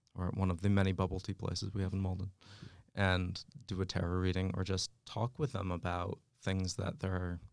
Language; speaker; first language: English; native; English